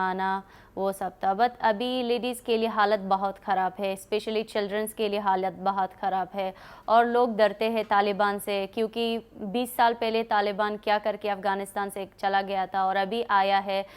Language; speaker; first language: Hindi; non-native, learner; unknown